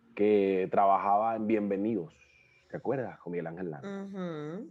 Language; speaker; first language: Spanish; native; Spanish